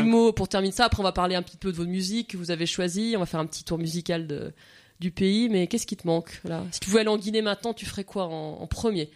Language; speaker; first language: French; native; French